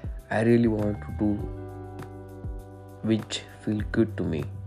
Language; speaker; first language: English; non-native, local second language; Marathi